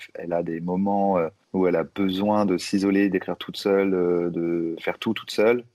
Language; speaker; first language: French; native; French